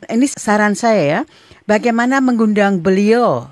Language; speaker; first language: Indonesian; native; Indonesian